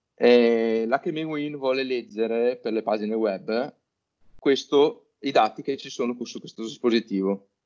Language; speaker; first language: Italian; native; Italian